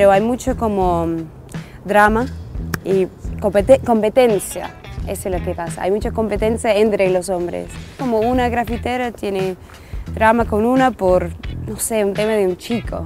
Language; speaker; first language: Spanish; non-native, fluent; English